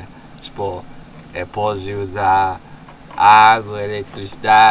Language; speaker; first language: Portuguese; non-native, fluent; Japanese